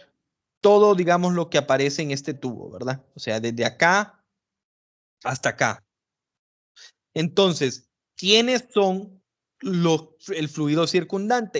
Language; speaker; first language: Spanish; native; Spanish